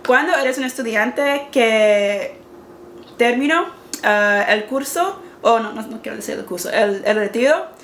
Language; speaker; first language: Spanish; non-native, learner; English